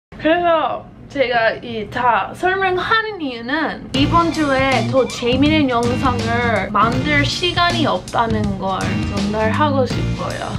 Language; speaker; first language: Korean; non-native, fluent; English